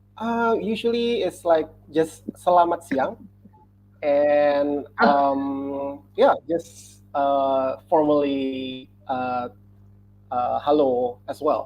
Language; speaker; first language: English; non-native, fluent; Indonesian